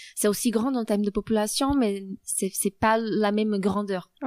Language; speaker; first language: French; non-native, fluent; Portuguese